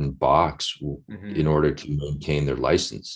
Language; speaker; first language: English; native; English